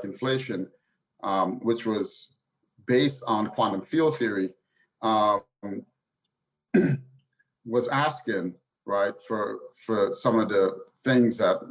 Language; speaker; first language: English; native; English